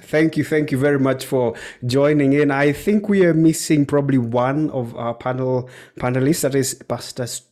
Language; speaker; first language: English; non-native, local second language; Kikuyu